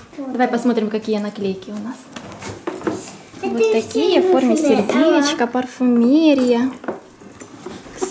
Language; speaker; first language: Russian; native; Russian